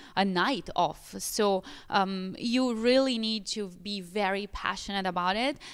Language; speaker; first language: English; non-native, fluent; Italian